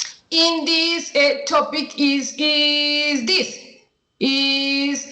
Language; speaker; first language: English; non-native, learner; Spanish